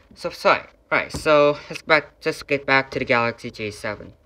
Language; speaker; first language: English; non-native, fluent; Vietnamese